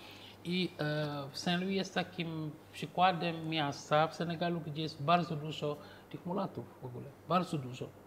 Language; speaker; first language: Polish; non-native, fluent; Wolof